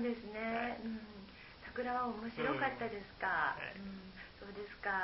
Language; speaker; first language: Japanese; native; Japanese